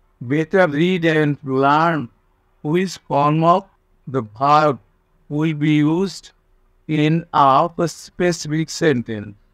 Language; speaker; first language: English; non-native, local second language; Bangla